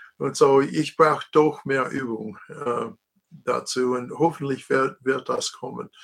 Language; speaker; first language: German; non-native, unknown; English